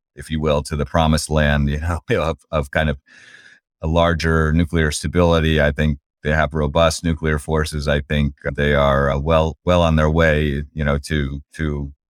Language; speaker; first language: English; native; English